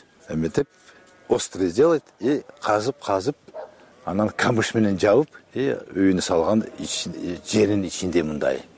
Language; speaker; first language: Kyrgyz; non-native, local second language; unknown